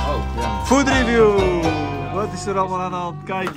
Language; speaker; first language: Dutch; native; Dutch